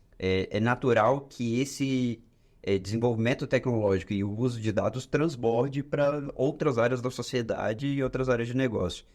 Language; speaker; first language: Portuguese; native; Portuguese